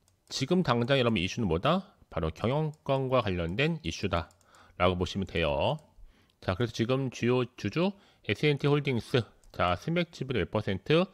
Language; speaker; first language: Korean; native; Korean